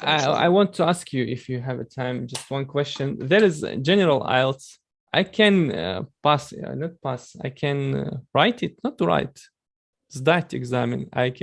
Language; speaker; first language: English; non-native, learner; Chechen